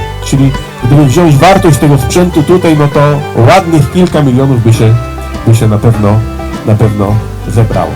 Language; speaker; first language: Polish; native; Polish